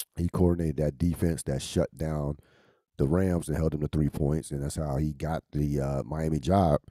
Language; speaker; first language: English; native; English